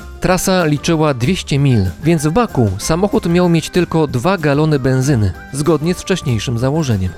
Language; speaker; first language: Polish; native; Polish